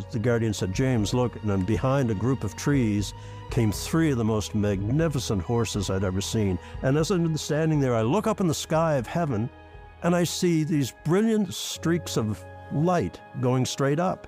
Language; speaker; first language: English; native; English